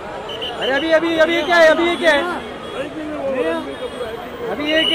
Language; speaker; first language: Hindi; native; Hindi